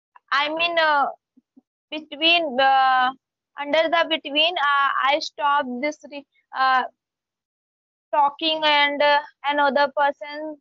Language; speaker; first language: English; non-native, learner; Hindi